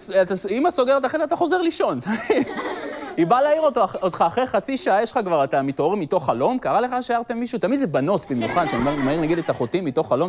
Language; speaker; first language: Hebrew; native; Hebrew